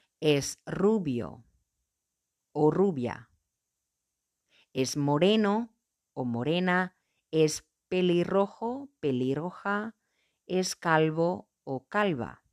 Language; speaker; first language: Spanish; non-native, fluent; Portuguese